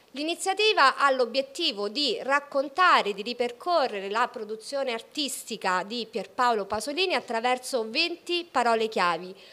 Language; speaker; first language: Italian; native; Italian